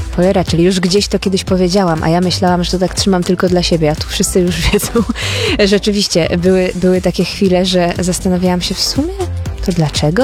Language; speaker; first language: Polish; native; Polish